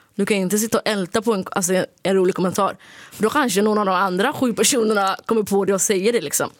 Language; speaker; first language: Swedish; early bilingual, other home language; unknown